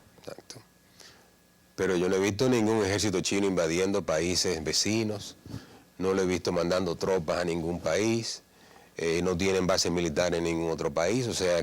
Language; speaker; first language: Spanish; native; Spanish